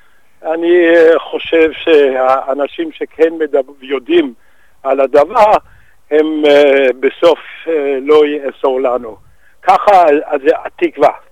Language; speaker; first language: Hebrew; non-native, fluent; Danish